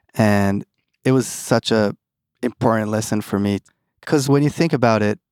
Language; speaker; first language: English; early bilingual, other home language; Hebrew